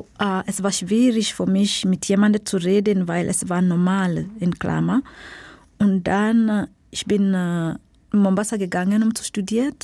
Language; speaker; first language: German; non-native, learner; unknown